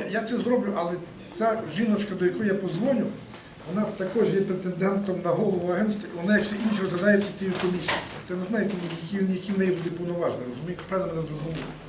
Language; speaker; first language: Ukrainian; native; Ukrainian